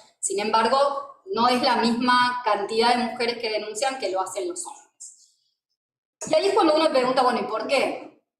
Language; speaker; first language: Spanish; native; Spanish